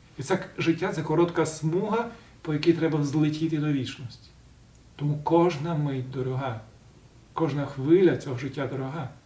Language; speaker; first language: Ukrainian; native; Ukrainian